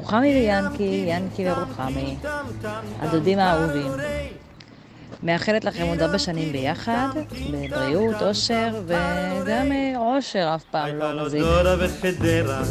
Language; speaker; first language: Hebrew; native; Hebrew